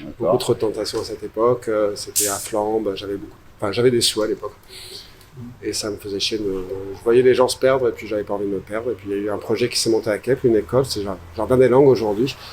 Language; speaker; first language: French; native; French